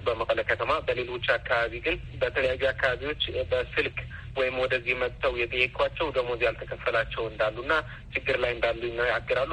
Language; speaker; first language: Amharic; non-native, local second language; Tigrinya